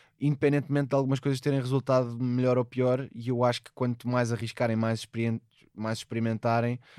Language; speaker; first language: Portuguese; native; Portuguese